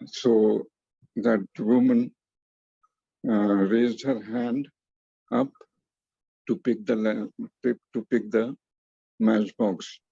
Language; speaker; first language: English; non-native, fluent; Hindi